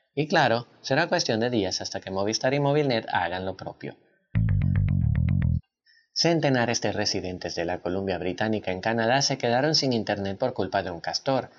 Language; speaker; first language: Spanish; native; Spanish